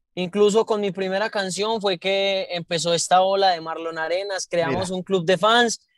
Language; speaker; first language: Spanish; native; Spanish